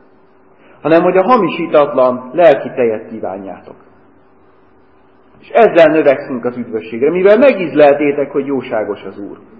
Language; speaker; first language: Hungarian; native; Hungarian